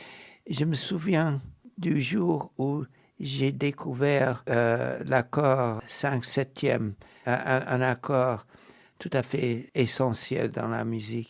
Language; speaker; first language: French; non-native, fluent; English